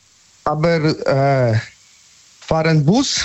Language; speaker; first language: German; non-native, learner; Polish